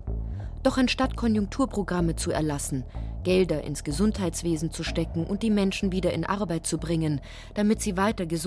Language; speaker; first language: German; native; German